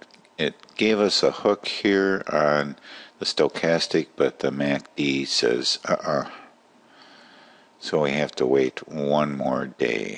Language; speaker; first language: English; native; English